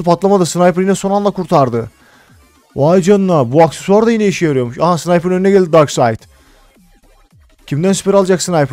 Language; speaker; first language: Turkish; native; Turkish